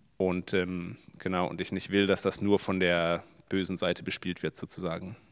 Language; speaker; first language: German; native; German